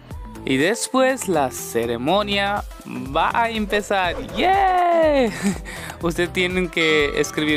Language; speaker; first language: Spanish; non-native, learner; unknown